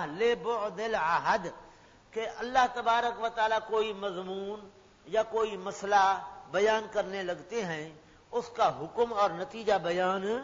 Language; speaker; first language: Urdu; non-native, local second language; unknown